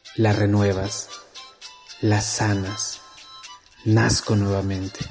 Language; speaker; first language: Spanish; native; Spanish